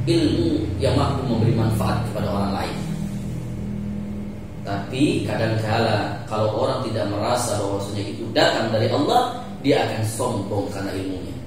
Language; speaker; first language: Indonesian; native; Indonesian